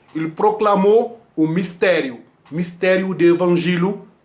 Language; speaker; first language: Portuguese; non-native, fluent; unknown